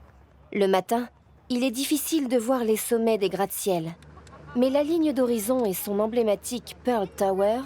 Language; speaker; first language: French; native; French